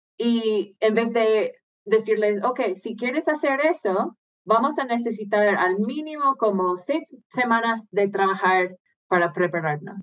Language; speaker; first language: Spanish; non-native, fluent; English